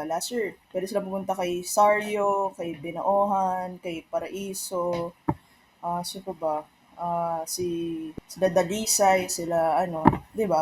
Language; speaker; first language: Filipino; native; Filipino